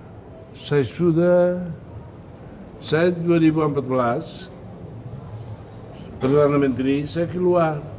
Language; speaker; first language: Indonesian; non-native, fluent; Tetum